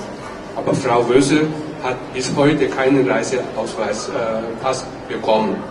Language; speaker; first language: German; non-native, fluent; Tibetan